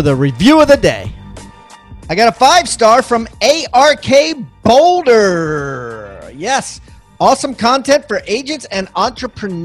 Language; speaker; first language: English; native; English